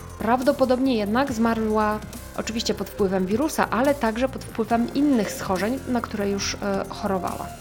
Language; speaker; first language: Polish; native; Polish